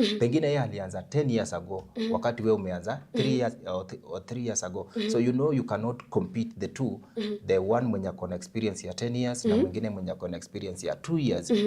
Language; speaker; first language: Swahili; non-native, local second language; Luo (Kenya and Tanzania)